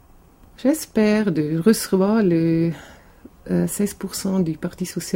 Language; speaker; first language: French; non-native, local second language; German